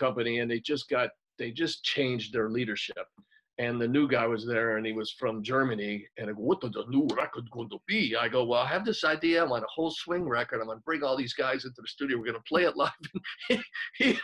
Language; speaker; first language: English; native; English